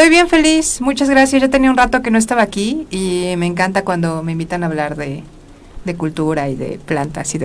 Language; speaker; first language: Spanish; native; Spanish